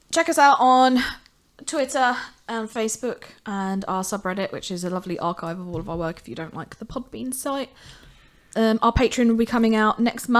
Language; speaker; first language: English; native; English